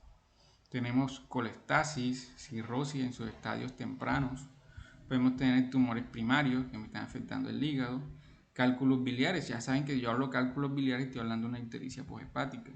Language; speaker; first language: Spanish; native; Spanish